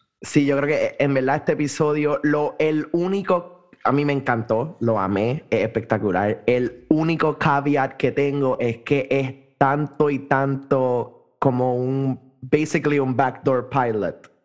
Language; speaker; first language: Spanish; native; Spanish